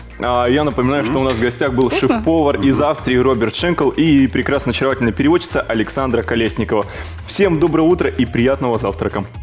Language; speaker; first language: Russian; native; Russian